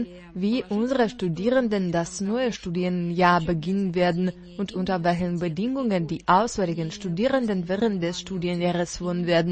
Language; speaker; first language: German; non-native, fluent; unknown